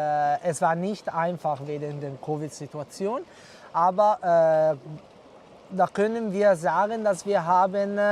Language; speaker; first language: German; non-native, fluent; Italian